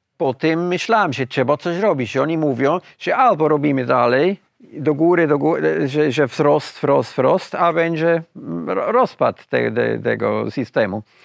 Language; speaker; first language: Polish; non-native, fluent; German